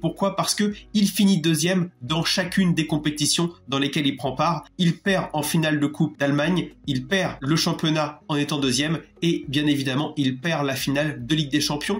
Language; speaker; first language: French; native; French